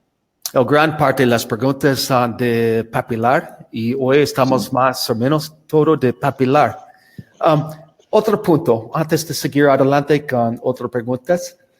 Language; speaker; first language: Spanish; non-native, learner; English